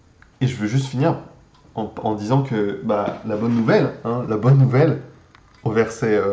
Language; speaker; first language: French; native; French